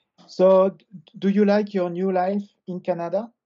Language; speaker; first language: English; non-native, fluent; French